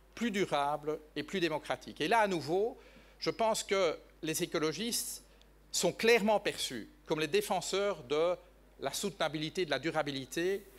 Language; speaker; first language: French; native; French